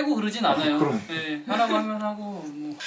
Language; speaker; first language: Korean; native; Korean